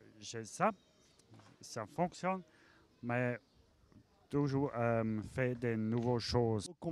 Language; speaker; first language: French; non-native, learner; German